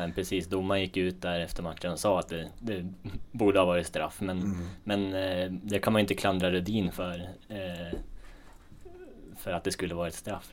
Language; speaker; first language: Swedish; native; Swedish